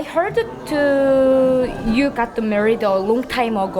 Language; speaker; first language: English; non-native, learner; Korean